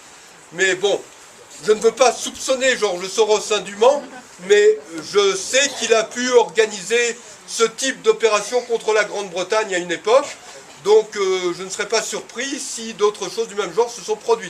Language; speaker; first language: French; native; French